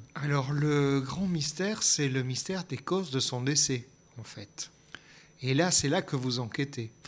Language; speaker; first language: French; native; French